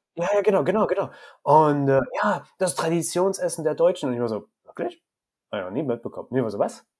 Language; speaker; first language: German; native; German